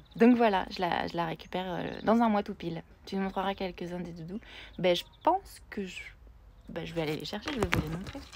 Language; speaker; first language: French; native; French